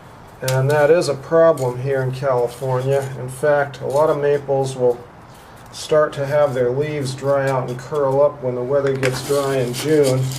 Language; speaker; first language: English; native; English